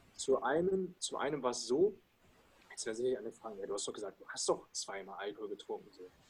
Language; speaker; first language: German; early bilingual, other home language; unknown